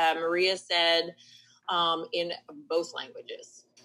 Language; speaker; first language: English; native; English